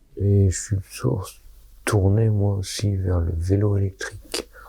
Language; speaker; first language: French; native; French